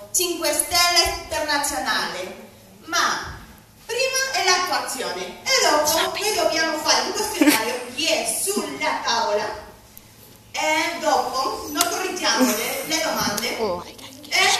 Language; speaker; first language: Italian; non-native, learner; Spanish